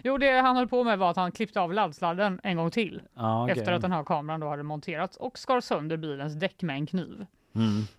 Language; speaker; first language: Swedish; native; Swedish